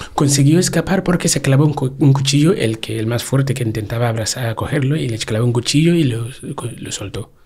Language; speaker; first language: Spanish; non-native, fluent; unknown